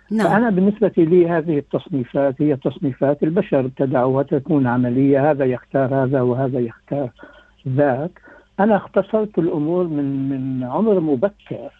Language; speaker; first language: Arabic; native; Arabic